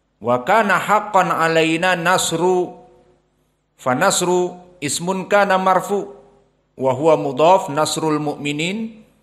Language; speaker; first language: Arabic; non-native, fluent; Indonesian